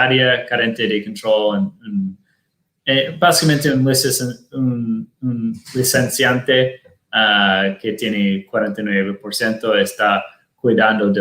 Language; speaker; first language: Spanish; non-native, fluent; Portuguese